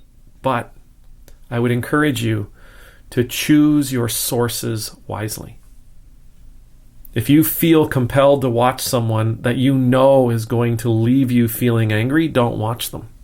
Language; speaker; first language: English; native; English